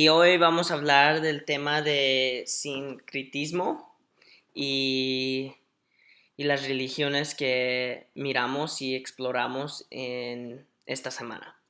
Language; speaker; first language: Spanish; early bilingual, heritage; Spanish